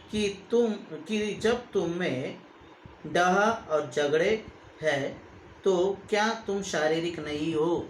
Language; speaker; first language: Hindi; non-native, local second language; Kannada